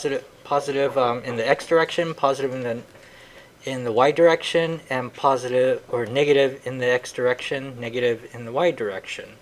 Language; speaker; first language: English; native; English